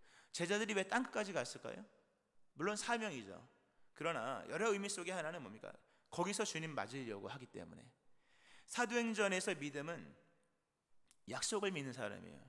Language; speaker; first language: Korean; native; Korean